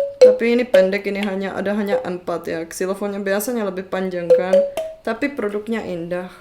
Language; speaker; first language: Indonesian; non-native, fluent; Czech